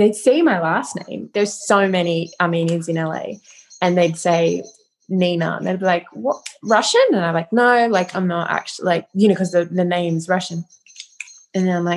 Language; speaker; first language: English; native; English